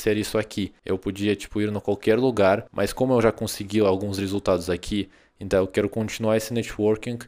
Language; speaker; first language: Portuguese; non-native, fluent; Russian